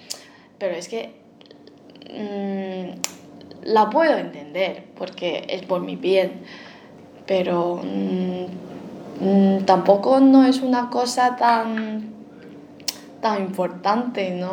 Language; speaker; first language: Spanish; non-native, fluent; Chinese